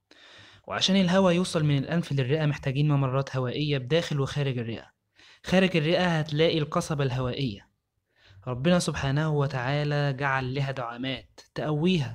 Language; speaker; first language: Arabic; native; Arabic